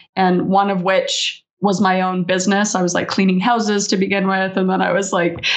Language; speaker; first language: English; native; English